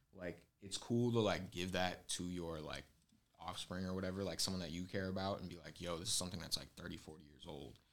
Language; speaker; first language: English; native; English